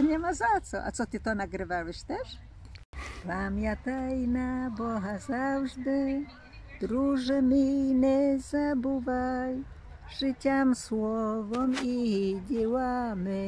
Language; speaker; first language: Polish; early bilingual, heritage; Polish